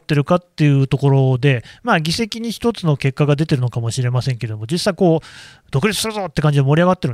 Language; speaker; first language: Japanese; native; Japanese